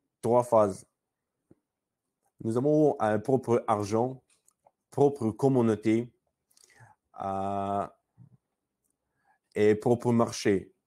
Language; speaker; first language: French; non-native, learner; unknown